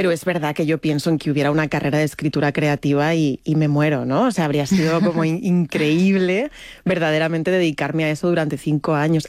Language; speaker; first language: Spanish; native; Spanish